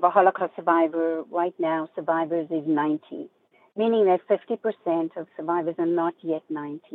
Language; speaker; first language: English; native; English